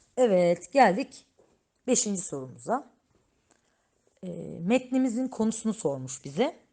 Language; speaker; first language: Turkish; native; Turkish